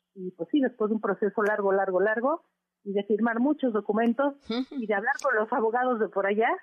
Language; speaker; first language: Spanish; native; Spanish